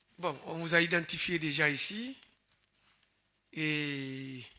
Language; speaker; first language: French; native; French